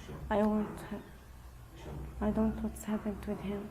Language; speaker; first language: English; non-native, learner; Arabic